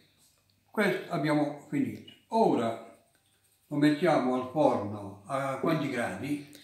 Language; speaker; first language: Italian; native; Italian